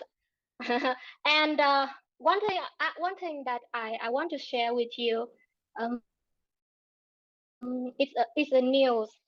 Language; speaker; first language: English; non-native, learner; Vietnamese